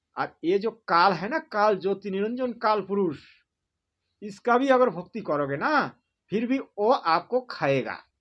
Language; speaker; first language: Hindi; non-native, local second language; Bangla